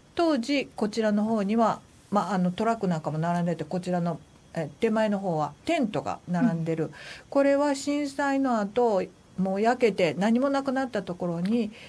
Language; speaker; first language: Japanese; native; Japanese